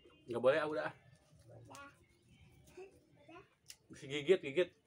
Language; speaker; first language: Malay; non-native, local second language; Sundanese